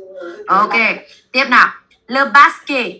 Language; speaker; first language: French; non-native, fluent; Vietnamese